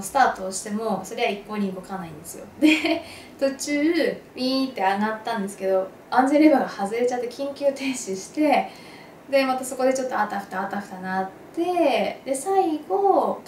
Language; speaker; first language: Japanese; native; Japanese